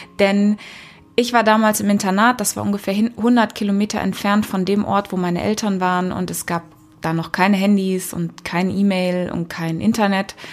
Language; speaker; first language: German; early bilingual, heritage; German